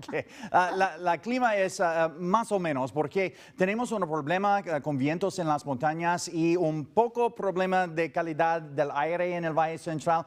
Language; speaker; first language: Spanish; non-native, learner; English